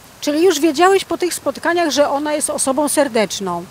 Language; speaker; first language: Polish; native; Polish